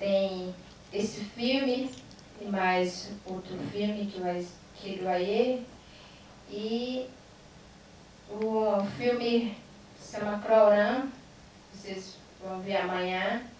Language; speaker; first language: Portuguese; non-native, learner; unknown